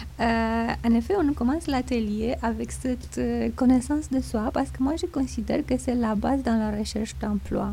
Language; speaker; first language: French; non-native, fluent; Romanian